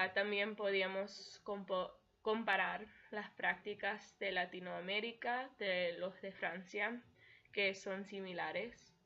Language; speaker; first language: Spanish; early bilingual, heritage; Spanish